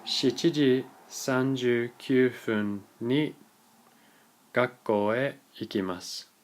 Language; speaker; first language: Japanese; non-native, fluent; English